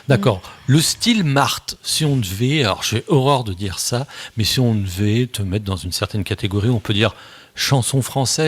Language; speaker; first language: French; native; French